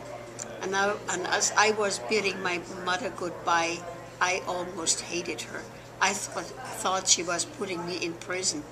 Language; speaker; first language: English; non-native, fluent; German